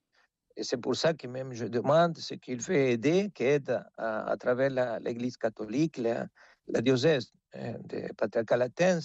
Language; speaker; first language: French; non-native, fluent; Spanish